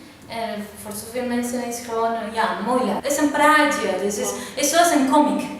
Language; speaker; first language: Dutch; non-native, learner; Spanish